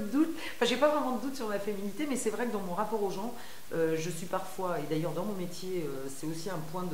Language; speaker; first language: French; native; French